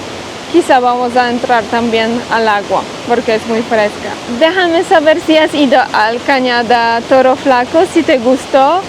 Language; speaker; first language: Spanish; non-native, learner; Polish